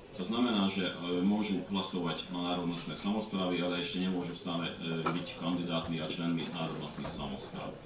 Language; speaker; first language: Slovak; early bilingual, heritage; Slovak